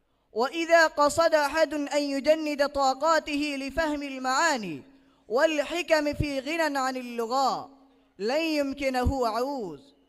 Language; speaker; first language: Arabic; non-native, learner; Bangla